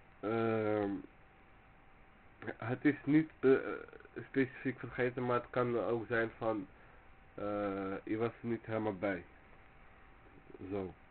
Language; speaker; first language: Dutch; early bilingual, other home language; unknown